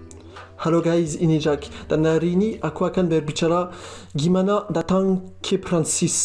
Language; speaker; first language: Indonesian; non-native, learner; French